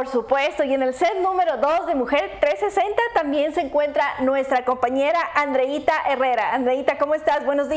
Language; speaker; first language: Spanish; native; Spanish